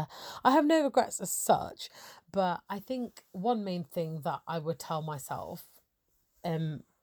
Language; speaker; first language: English; native; English